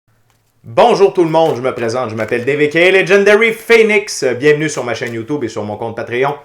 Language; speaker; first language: French; native; French